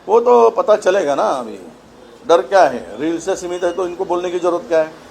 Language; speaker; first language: Hindi; non-native, local second language; Marathi